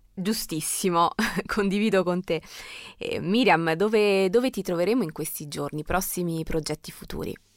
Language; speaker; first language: Italian; native; Italian